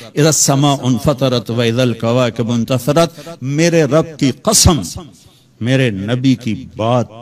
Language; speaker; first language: Urdu; non-native, local second language; Punjabi